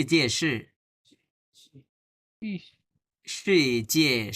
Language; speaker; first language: Chinese; non-native, fluent; Bangla